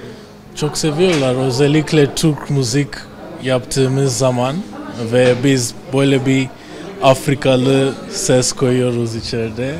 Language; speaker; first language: Turkish; non-native, fluent; Swahili